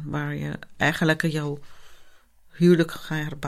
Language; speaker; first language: Dutch; non-native, fluent; Italian